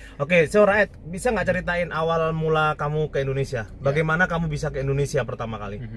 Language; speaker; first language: Indonesian; native; Indonesian